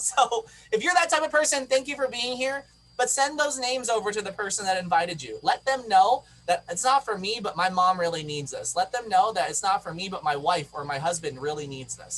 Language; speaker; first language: English; native; English